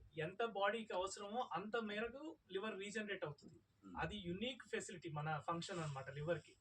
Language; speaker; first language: Telugu; native; Telugu